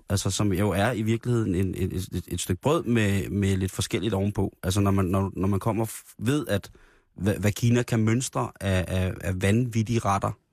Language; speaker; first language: Danish; native; Danish